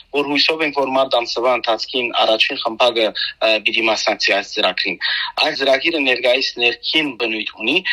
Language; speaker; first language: Armenian; native; Armenian